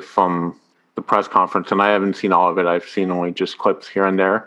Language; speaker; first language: English; non-native, fluent; French